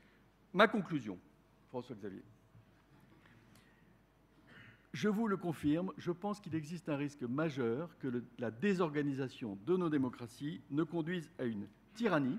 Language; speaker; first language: French; native; French